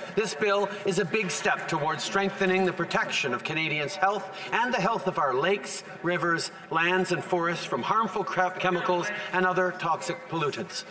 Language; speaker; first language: English; early bilingual, other home language; French